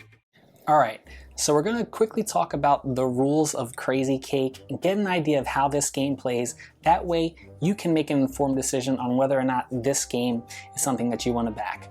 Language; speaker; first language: English; native; English